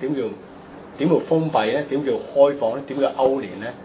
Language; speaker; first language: Chinese; non-native, local second language; Cantonese